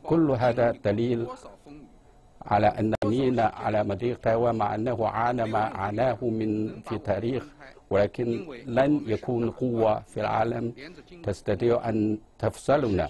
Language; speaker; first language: Arabic; non-native, fluent; Chinese